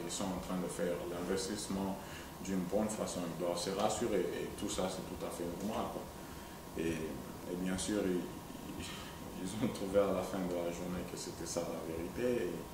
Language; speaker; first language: French; non-native, local second language; Swahili